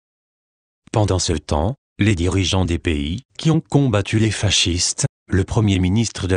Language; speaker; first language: French; native; French